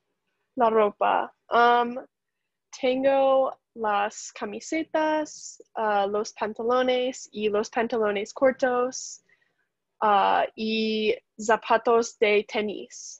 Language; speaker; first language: Spanish; non-native, learner; English